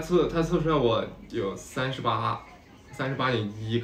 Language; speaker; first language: Chinese; native; Chinese